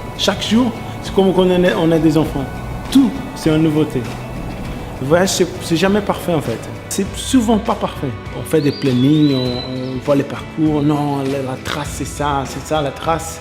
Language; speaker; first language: French; non-native, fluent; Portuguese